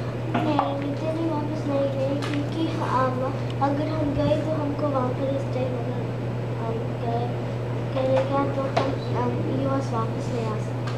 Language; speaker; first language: Hindi; early bilingual, heritage; Hindi